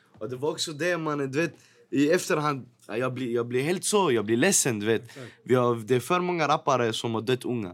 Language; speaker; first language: Swedish; native; Swedish